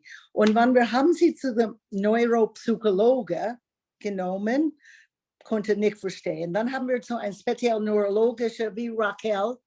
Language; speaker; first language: German; non-native, learner; English